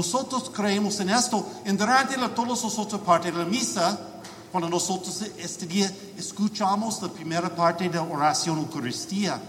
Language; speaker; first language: Spanish; non-native, learner; English